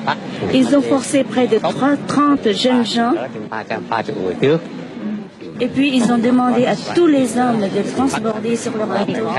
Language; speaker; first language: French; non-native, local second language; Vietnamese